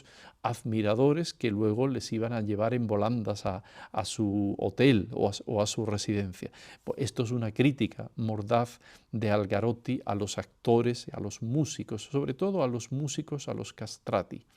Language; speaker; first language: Spanish; native; Spanish